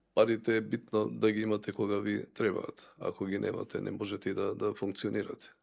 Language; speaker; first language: Macedonian; native; Macedonian